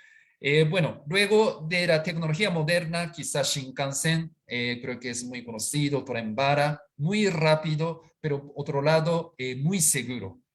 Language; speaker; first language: Spanish; non-native, fluent; Japanese